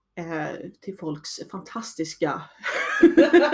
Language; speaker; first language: Swedish; native; Swedish